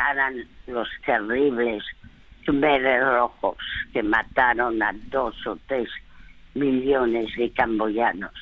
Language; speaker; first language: Spanish; early bilingual, other home language; French